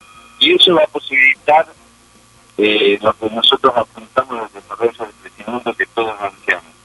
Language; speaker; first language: Spanish; native; Spanish